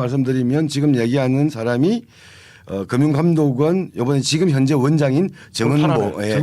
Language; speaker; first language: Korean; native; Korean